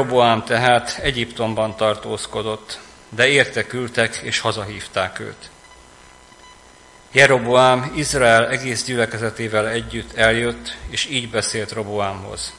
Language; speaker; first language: Hungarian; native; Hungarian